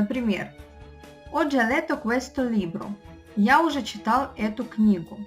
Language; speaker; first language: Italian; non-native, fluent; Russian